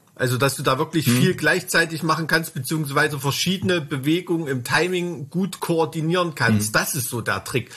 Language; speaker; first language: German; native; German